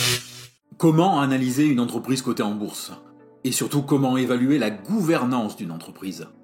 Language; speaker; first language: French; native; French